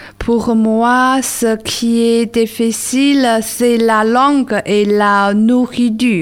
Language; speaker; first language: French; non-native, learner; Chinese